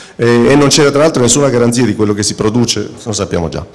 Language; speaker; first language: Italian; native; Italian